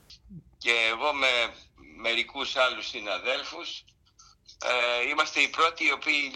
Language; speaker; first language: Greek; native; Greek